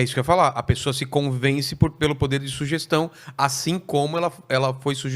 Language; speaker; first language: Portuguese; native; Portuguese